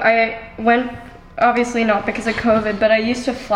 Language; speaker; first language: English; non-native, local second language; Afrikaans